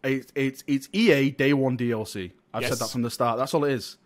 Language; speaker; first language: English; native; English